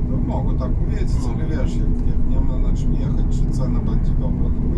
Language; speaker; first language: Polish; non-native, learner; Russian